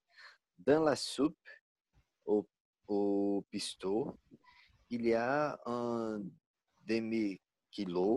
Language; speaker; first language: French; non-native, learner; Portuguese